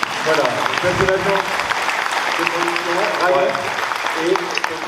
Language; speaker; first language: French; native; French